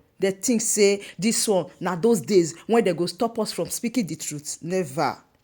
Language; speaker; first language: Nigerian Pidgin; non-native, local second language; Igbo